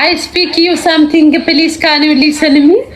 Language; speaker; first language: English; non-native, learner; Amharic